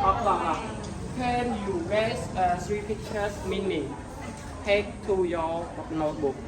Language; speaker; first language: English; non-native, learner; Khmer